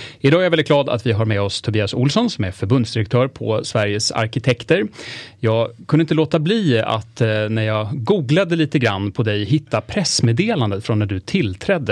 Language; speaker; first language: Swedish; native; Swedish